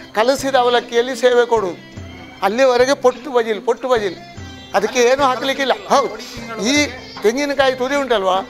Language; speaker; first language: Kannada; non-native, local second language; Tulu